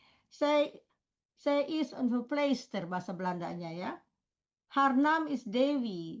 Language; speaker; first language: Dutch; non-native, fluent; Indonesian